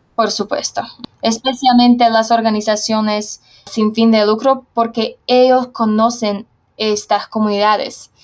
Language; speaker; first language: Spanish; non-native, fluent; Slovak